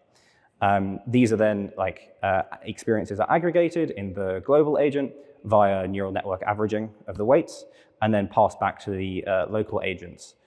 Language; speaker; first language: English; native; English